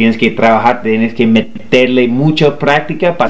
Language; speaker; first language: Spanish; non-native, fluent; English